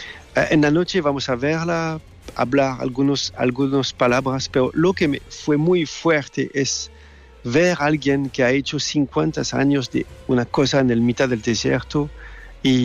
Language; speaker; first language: Spanish; non-native, fluent; French